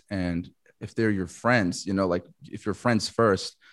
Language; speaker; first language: English; non-native, fluent; Portuguese